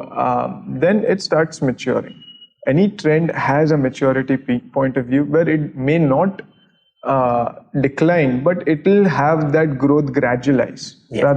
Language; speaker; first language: English; non-native, local second language; Gujarati